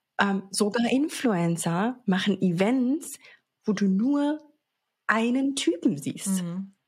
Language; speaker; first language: German; early bilingual, other home language; Arabic